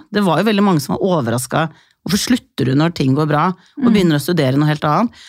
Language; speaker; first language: Norwegian; early bilingual, other home language; Icelandic